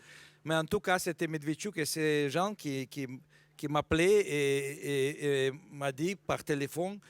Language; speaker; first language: French; non-native, fluent; Russian